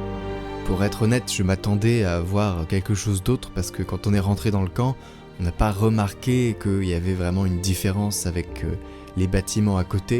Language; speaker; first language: French; native; French